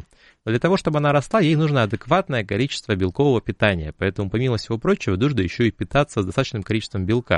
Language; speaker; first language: Russian; native; Russian